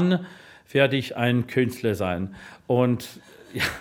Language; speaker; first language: German; non-native, fluent; English